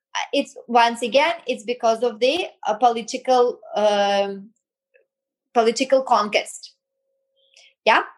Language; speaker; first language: English; non-native, fluent; Belarusian